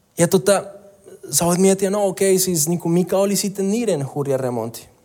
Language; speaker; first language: Finnish; non-native, fluent; Spanish